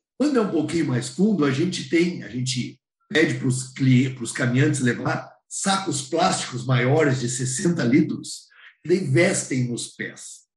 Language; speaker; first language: Portuguese; native; Portuguese